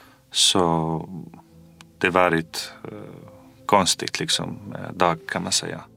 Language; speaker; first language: Swedish; non-native, fluent; Arabic